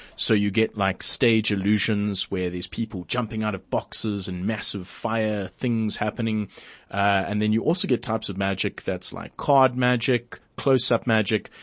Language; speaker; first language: English; native; English